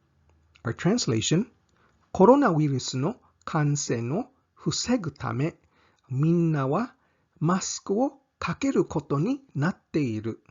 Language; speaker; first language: Japanese; non-native, fluent; English